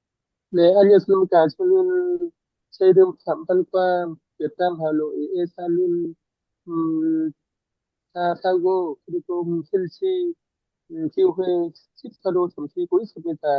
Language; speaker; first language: Korean; non-native, fluent; Vietnamese